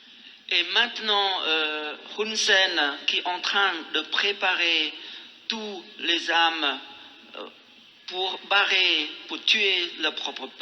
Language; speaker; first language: French; non-native, fluent; Khmer